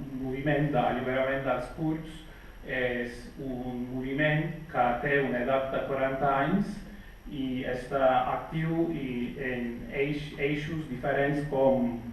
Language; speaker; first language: Catalan; non-native, fluent; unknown